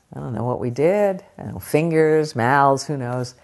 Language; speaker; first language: English; native; English